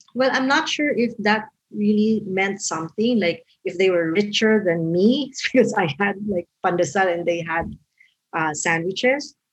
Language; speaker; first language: English; non-native, local second language; Filipino